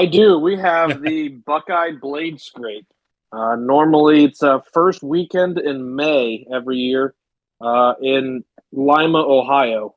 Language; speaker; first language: English; native; English